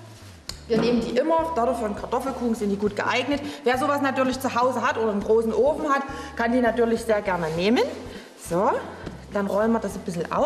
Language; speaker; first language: German; native; German